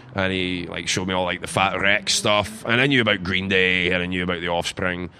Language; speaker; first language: English; native; English